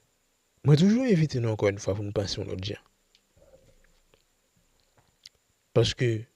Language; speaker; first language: French; non-native, local second language; Haitian Creole